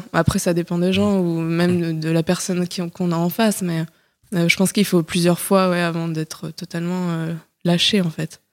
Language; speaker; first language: French; native; French